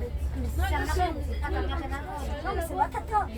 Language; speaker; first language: French; native; French